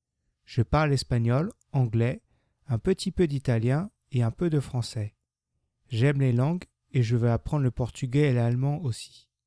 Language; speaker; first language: French; non-native, learner; Spanish